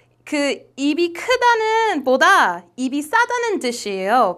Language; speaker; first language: Korean; non-native, fluent; English